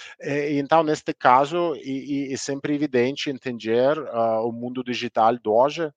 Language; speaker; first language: Portuguese; non-native, learner; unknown